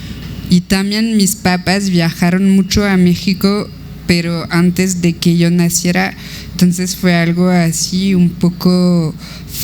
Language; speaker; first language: Spanish; non-native, fluent; French